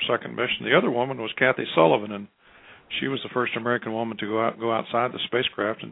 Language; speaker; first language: English; native; English